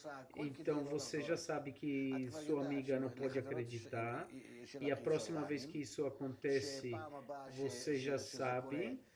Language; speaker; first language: Portuguese; non-native, fluent; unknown